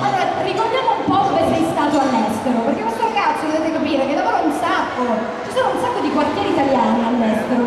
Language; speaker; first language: Italian; native; Italian